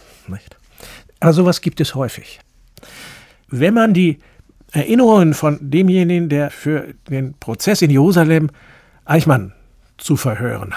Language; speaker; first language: German; native; German